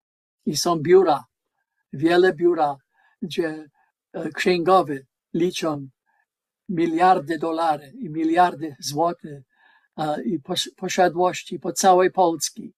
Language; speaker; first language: Polish; non-native, learner; English